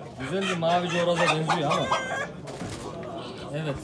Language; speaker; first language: Turkish; native; Turkish